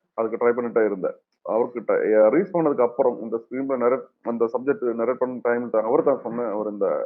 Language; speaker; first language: Tamil; non-native, learner; Malayalam